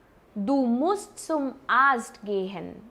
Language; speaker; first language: German; non-native, fluent; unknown